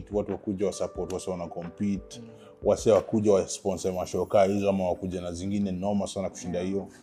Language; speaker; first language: Swahili; native; Swahili